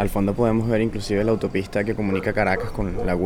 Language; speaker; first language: Spanish; native; Spanish